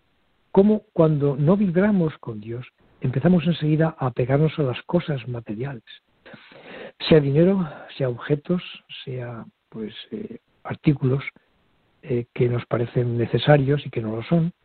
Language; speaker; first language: Spanish; native; Spanish